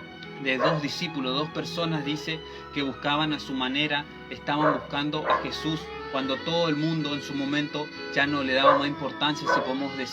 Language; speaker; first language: Spanish; native; Spanish